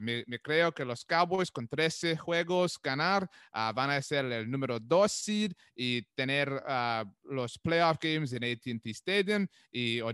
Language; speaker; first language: Spanish; non-native, learner; English